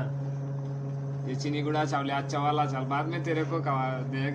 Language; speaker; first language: Hindi; non-native, learner; Bangla